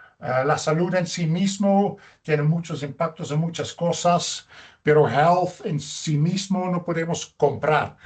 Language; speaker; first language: Spanish; non-native, fluent; Dutch